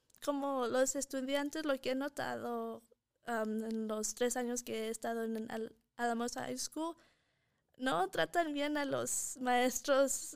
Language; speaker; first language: Spanish; early bilingual, heritage; Spanish